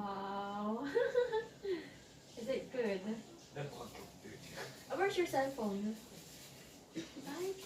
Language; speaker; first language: English; non-native, local second language; Filipino